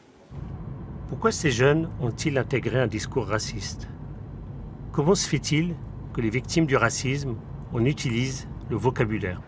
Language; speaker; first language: French; native; French